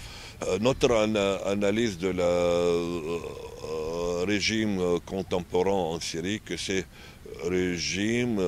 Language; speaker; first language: French; non-native, learner; Arabic